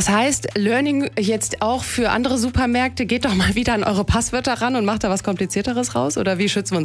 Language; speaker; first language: German; native; German